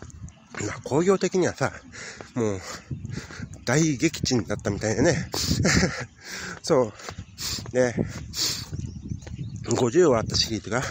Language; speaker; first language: Japanese; native; Japanese